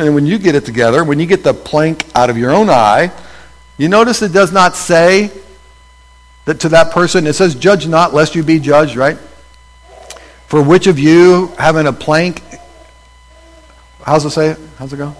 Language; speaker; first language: English; native; English